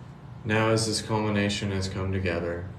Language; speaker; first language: English; native; English